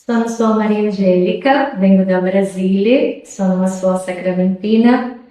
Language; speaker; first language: Italian; non-native, fluent; Portuguese